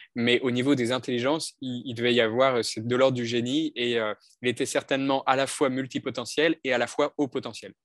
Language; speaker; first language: French; native; French